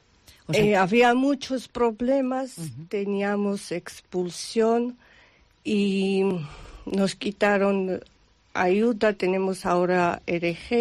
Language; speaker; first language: Spanish; non-native, learner; Georgian